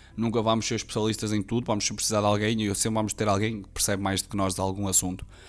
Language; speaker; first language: Portuguese; native; Portuguese